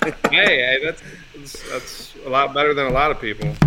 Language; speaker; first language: English; native; English